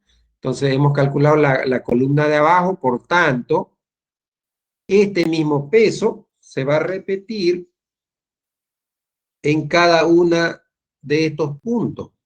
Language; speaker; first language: Spanish; native; Spanish